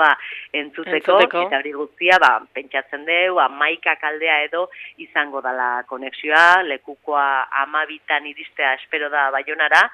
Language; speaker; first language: Basque; native; Basque